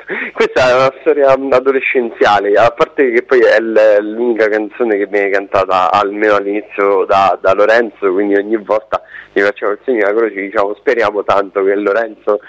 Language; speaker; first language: Italian; native; Italian